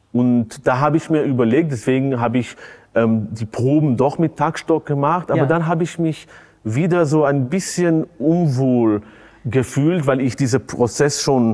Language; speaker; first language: German; non-native, fluent; Hebrew